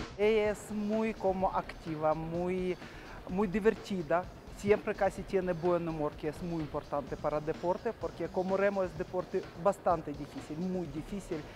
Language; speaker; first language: Spanish; non-native, fluent; Ukrainian